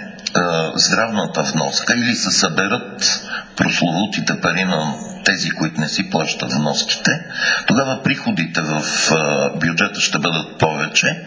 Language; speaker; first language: Bulgarian; native; Bulgarian